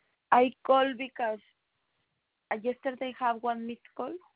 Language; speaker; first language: English; non-native, learner; Spanish